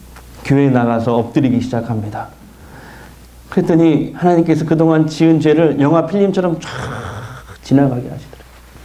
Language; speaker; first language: Korean; native; Korean